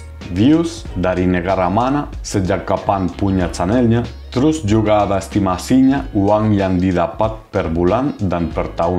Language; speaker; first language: Indonesian; non-native, fluent; Spanish